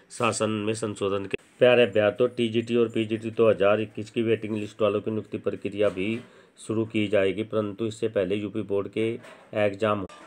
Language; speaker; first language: Hindi; native; Hindi